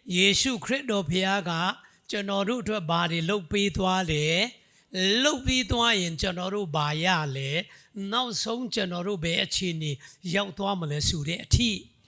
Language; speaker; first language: Burmese; non-native, local second language; Hakha Chin